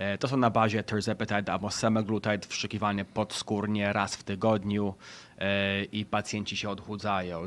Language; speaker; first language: Polish; early bilingual, heritage; Polish